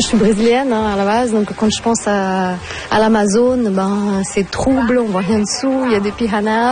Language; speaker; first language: French; non-native, fluent; Portuguese